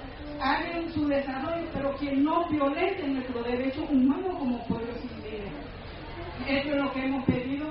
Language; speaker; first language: Spanish; non-native, local second language; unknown